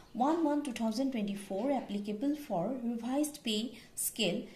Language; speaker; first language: English; non-native, local second language; Assamese